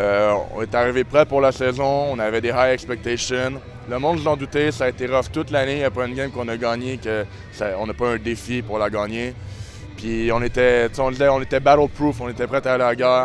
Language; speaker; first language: French; native; French